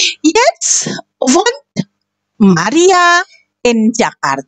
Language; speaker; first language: German; non-native, fluent; Indonesian